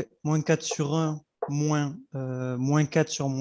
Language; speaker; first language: French; native; French